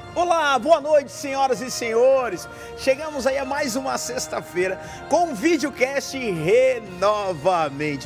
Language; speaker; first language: Portuguese; native; Portuguese